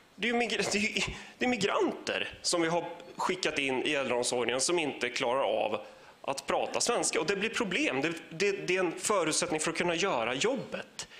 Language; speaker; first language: Swedish; native; Swedish